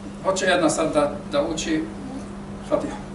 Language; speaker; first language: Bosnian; non-native, fluent; Arabic